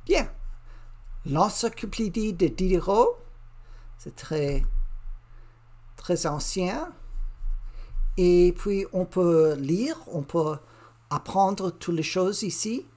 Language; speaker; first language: French; non-native, learner; English